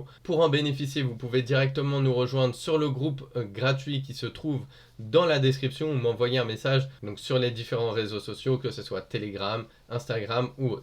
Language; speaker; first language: French; native; French